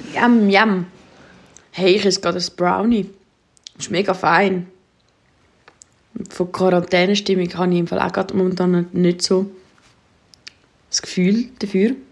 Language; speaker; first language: German; native; German